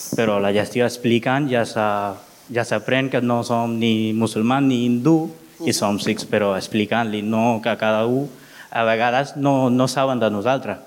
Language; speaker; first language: Catalan; early bilingual, other home language; Punjabi